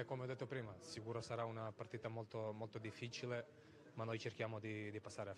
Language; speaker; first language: Italian; non-native, learner; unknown